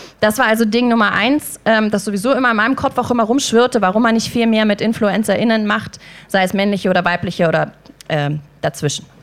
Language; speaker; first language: German; native; German